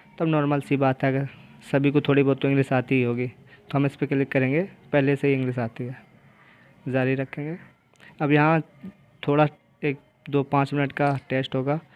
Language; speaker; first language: Hindi; native; Hindi